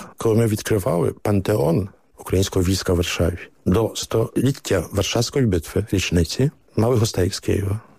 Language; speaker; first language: Ukrainian; early bilingual, heritage; Ukrainian